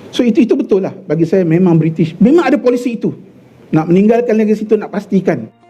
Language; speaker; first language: Malay; native; Malay